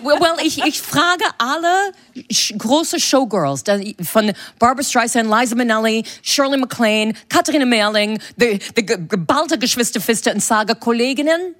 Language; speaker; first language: German; non-native, fluent; English